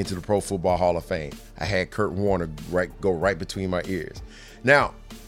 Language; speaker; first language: English; native; English